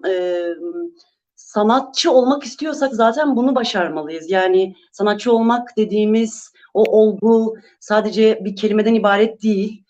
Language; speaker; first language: Turkish; non-native, local second language; Kurdish